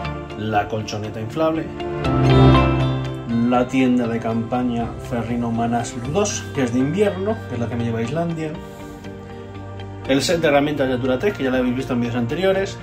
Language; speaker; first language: Spanish; native; Spanish